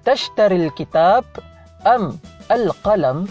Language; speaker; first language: Arabic; non-native, fluent; Malay